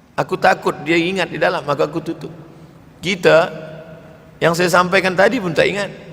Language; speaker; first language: Malay; native; Malay